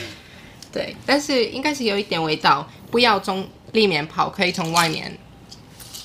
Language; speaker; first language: Chinese; non-native, learner; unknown